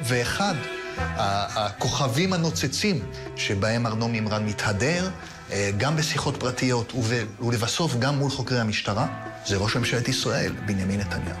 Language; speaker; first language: Hebrew; native; Hebrew